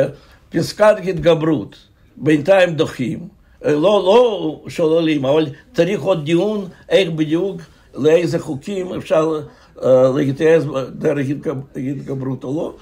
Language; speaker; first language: Hebrew; non-native, fluent; Russian